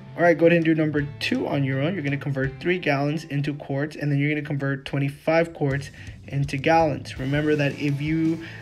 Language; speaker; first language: English; early bilingual, other home language; Spanish